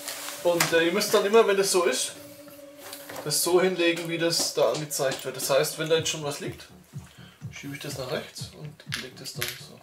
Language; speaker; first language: German; native; German